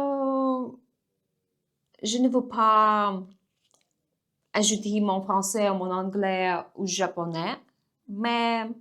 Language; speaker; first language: French; non-native, learner; Russian